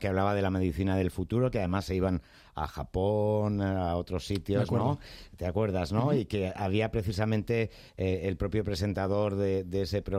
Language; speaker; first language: Spanish; native; Spanish